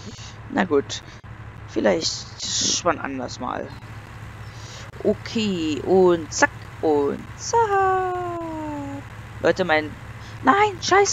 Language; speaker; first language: German; native; German